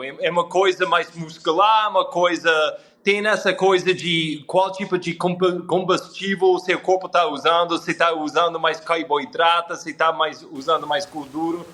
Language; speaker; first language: Portuguese; non-native, fluent; English